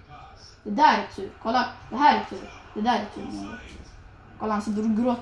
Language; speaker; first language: Swedish; early bilingual, other home language; Kurdish